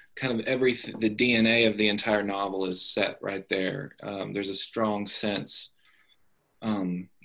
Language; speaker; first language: English; native; English